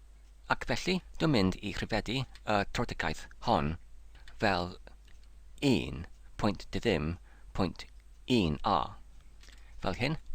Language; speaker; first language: Welsh; non-native, learner; English